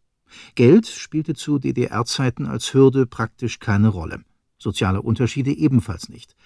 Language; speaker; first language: German; native; German